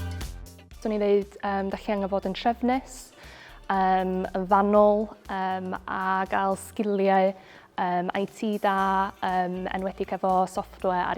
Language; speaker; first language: Welsh; native; Welsh